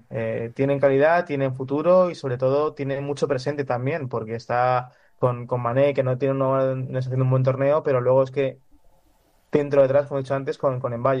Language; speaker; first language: Spanish; native; Spanish